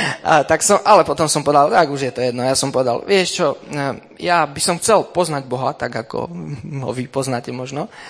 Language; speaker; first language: Slovak; early bilingual, heritage; Slovak